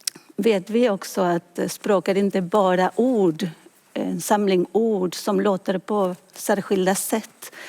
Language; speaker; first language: Swedish; non-native, fluent; Spanish